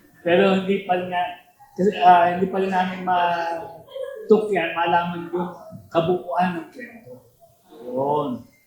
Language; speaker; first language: Filipino; native; Filipino